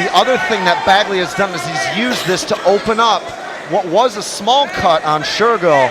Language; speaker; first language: English; native; English